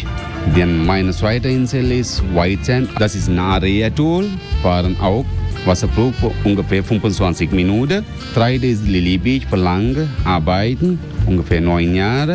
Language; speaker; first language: German; non-native, learner; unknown